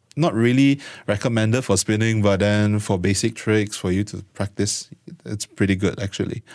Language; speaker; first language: English; non-native, local second language; Chinese